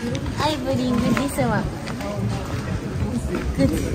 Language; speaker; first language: English; non-native, learner; Japanese